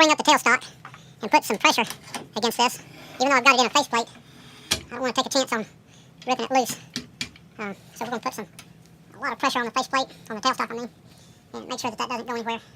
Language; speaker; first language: English; native; English